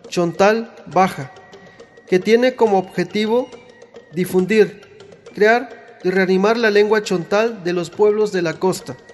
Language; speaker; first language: Spanish; native; Spanish